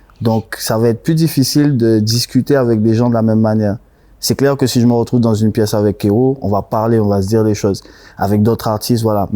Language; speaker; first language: French; native; French